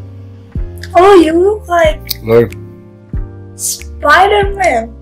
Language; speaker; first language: English; non-native, learner; Indonesian